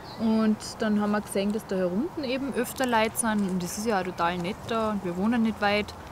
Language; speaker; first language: German; native; German